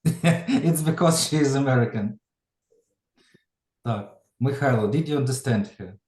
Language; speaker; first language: English; non-native, fluent; Ukrainian